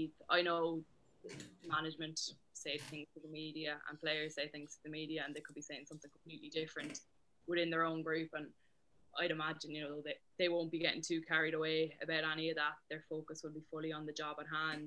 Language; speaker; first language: English; native; English